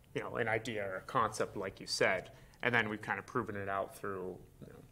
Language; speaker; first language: English; native; English